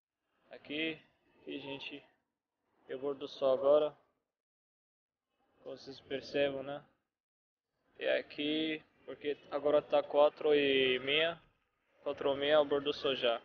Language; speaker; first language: Portuguese; non-native, fluent; Arabic